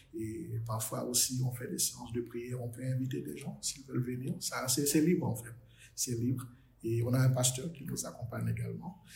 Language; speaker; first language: French; non-native, local second language; Haitian Creole